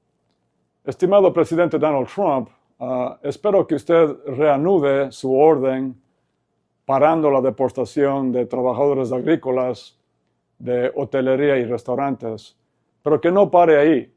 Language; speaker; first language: Spanish; non-native, fluent; English